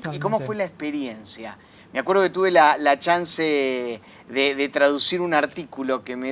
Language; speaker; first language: Spanish; native; Spanish